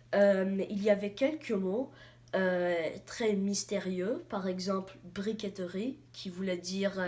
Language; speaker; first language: French; non-native, learner; English